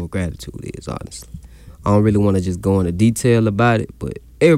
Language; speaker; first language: English; native; English